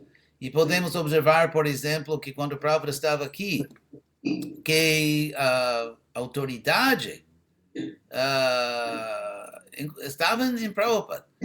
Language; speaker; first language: Portuguese; non-native, fluent; English